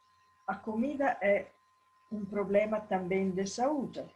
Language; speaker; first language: Portuguese; non-native, learner; Italian